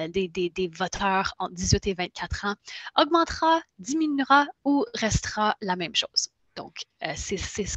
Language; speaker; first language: French; native; French